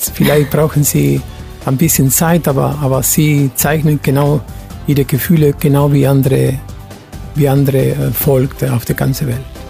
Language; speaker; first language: German; non-native, fluent; Spanish